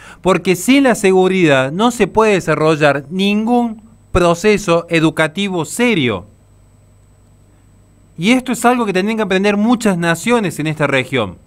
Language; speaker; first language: Spanish; native; Spanish